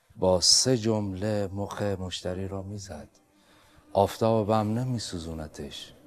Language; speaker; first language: Persian; native; Persian